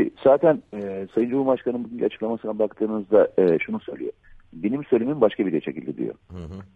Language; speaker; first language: Turkish; native; Turkish